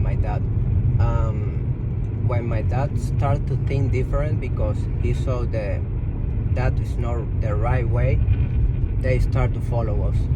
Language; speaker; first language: English; non-native, learner; Spanish